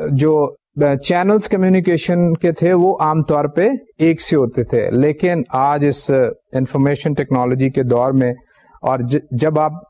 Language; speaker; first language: Urdu; native; Urdu